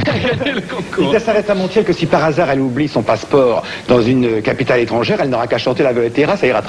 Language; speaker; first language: French; native; French